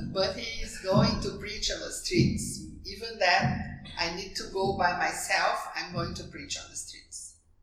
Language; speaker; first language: English; non-native, fluent; Portuguese